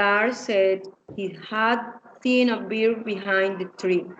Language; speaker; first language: English; non-native, learner; Spanish